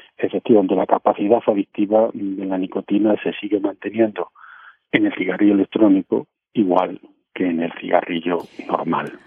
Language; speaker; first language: Spanish; native; Spanish